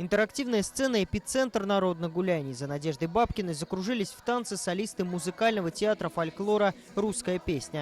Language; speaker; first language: Russian; native; Russian